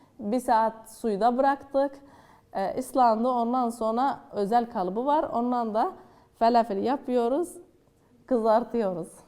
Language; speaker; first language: Turkish; non-native, fluent; Arabic